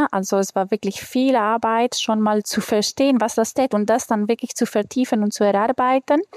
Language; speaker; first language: German; non-native, fluent; Greek